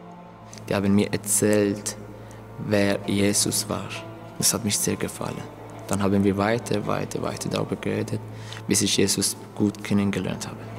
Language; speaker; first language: German; non-native, learner; Persian